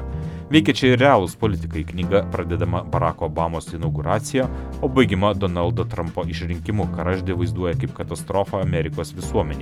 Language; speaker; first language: Lithuanian; native; Lithuanian